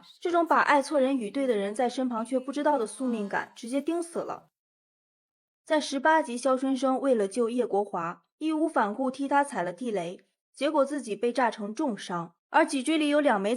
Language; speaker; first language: Chinese; native; Chinese